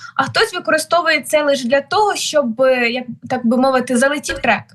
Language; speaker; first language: Ukrainian; native; Ukrainian